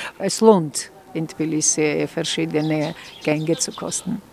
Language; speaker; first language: German; non-native, fluent; Georgian